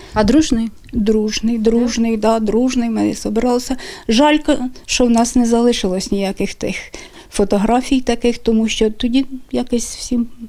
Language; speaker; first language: Ukrainian; native; Ukrainian